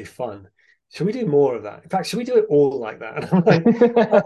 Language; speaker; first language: English; native; English